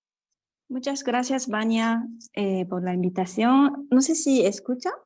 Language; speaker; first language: Spanish; non-native, fluent; Japanese